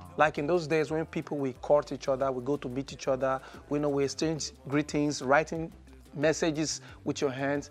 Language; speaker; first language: English; non-native, local second language; Igbo